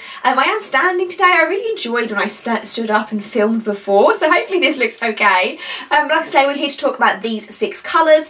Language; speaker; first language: English; native; English